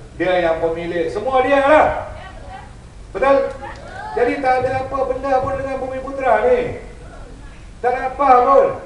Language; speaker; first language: Malay; non-native, local second language; Tamil